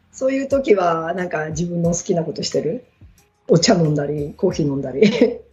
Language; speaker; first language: Japanese; native; Japanese